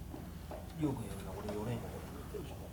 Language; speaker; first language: Japanese; native; Japanese